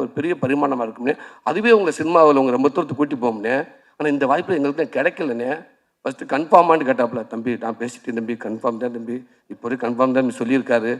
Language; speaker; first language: Tamil; native; Tamil